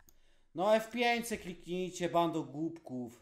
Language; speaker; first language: Polish; native; Polish